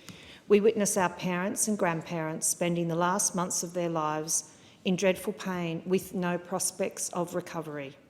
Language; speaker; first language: English; native; English